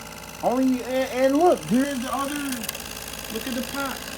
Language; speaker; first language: English; native; English